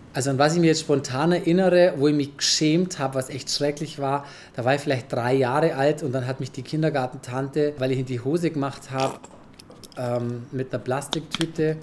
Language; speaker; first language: German; early bilingual, other home language; Romanian